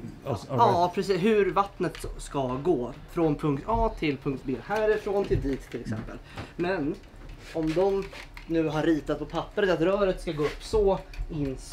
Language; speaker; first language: Swedish; native; Swedish